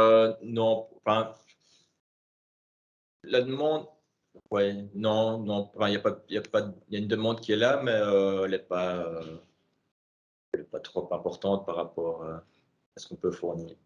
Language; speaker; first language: French; native; French